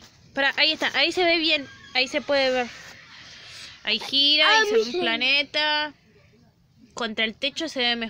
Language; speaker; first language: Spanish; native; Spanish